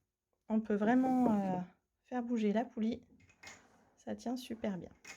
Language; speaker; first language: French; native; French